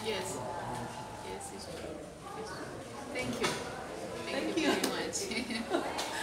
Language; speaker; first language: English; non-native, fluent; Romanian